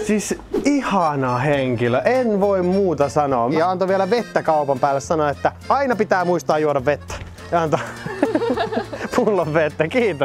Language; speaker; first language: Finnish; native; Finnish